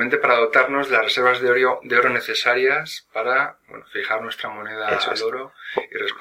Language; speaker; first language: Spanish; native; Spanish